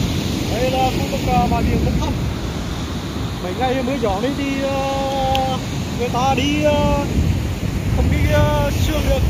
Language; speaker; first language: Vietnamese; native; Vietnamese